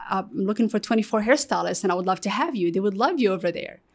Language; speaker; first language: English; early bilingual, other home language; Arabic